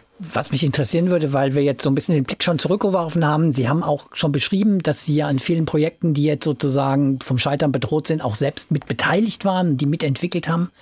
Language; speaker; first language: German; native; German